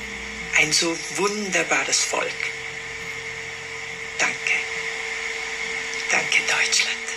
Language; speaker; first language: German; non-native, fluent; Romanian